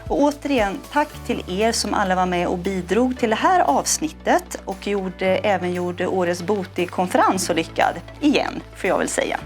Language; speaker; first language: Swedish; native; Swedish